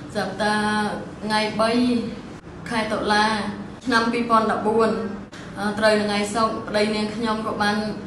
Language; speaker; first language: Khmer; non-native, local second language; Eastern Cham